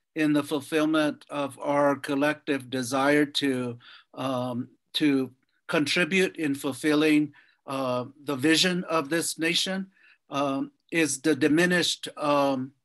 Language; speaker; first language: English; native; English